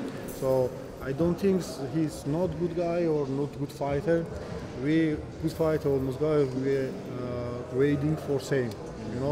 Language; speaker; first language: English; non-native, learner; Georgian